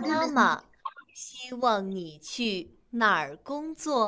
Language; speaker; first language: Chinese; non-native, learner; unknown